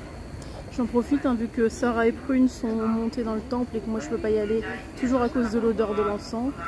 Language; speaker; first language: French; native; French